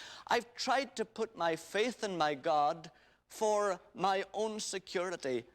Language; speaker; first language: English; native; English